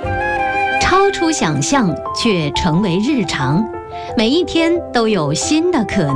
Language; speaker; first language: Chinese; native; Chinese